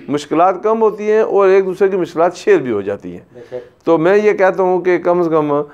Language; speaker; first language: Urdu; non-native, local second language; Punjabi